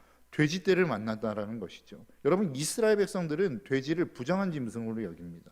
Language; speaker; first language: Korean; native; Korean